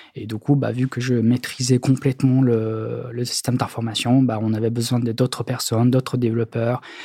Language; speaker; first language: French; non-native, fluent; Mongolian